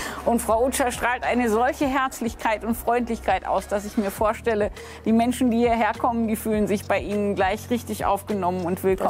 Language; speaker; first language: German; native; German